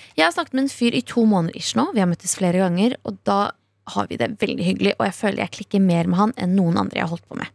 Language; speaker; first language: Norwegian; early bilingual, other home language; Kurdish